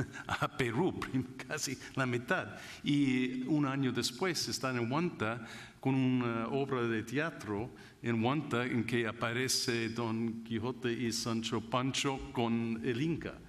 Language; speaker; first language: Spanish; non-native, fluent; English